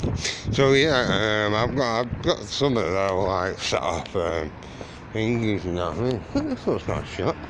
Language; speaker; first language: English; native; English